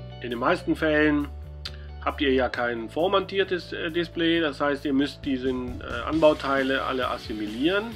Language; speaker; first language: German; native; German